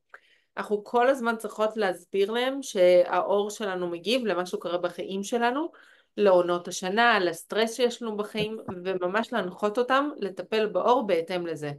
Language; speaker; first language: Hebrew; native; Hebrew